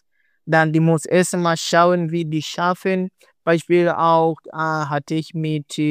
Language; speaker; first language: German; non-native, learner; Swahili